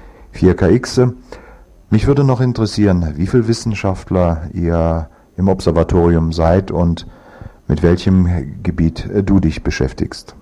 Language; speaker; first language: German; native; German